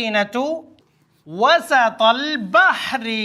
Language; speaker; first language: Arabic; non-native, fluent; Urdu